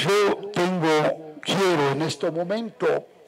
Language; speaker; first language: Spanish; non-native, fluent; Italian